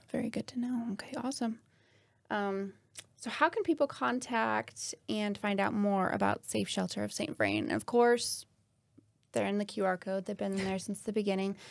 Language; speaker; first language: English; native; English